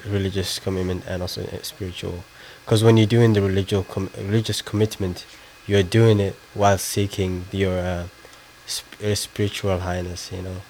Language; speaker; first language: English; non-native, fluent; Somali